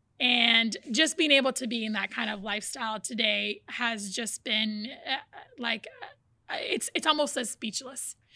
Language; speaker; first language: English; early bilingual, other home language; Portuguese